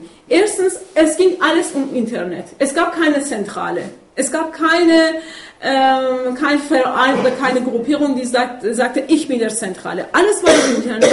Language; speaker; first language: German; non-native, fluent; Persian